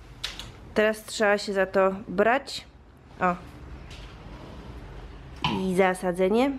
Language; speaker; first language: Polish; native; Polish